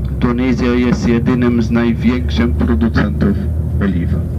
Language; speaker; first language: Polish; non-native, learner; Arabic